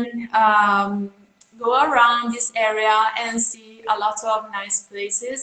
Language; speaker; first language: English; non-native, fluent; Italian